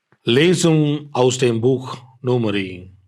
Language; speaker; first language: German; non-native, fluent; Tamil